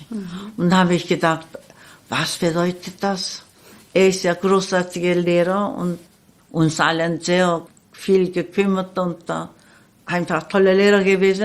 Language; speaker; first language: German; non-native, learner; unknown